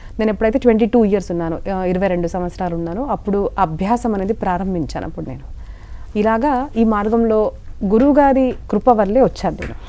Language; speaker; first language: Telugu; non-native, local second language; Marathi